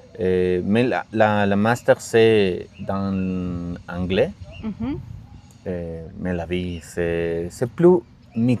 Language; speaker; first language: French; non-native, learner; Spanish